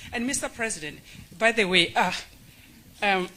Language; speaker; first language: English; non-native, local second language; Gusii